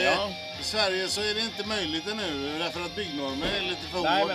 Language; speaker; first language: Swedish; native; Swedish